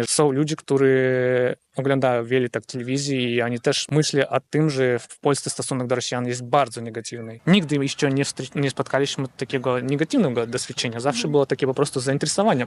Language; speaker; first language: Polish; non-native, fluent; Russian